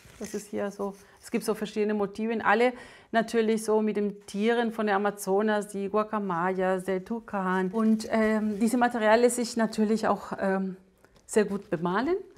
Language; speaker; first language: German; non-native, fluent; Spanish